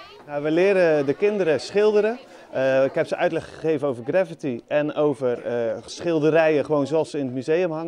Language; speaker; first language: Dutch; native; Dutch